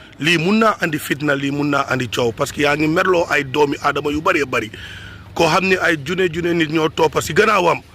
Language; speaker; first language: Wolof; native; Wolof